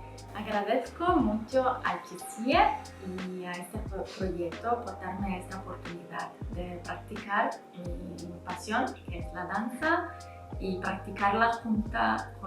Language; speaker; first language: Spanish; non-native, fluent; Italian